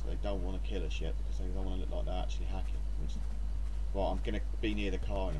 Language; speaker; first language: English; native; English